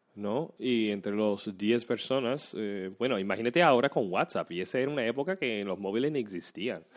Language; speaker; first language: Spanish; non-native, fluent; English